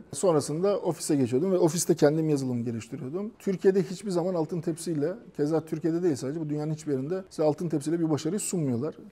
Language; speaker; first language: Turkish; native; Turkish